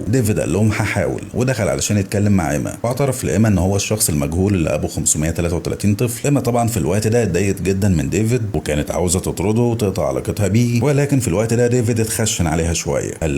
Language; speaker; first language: Arabic; native; Arabic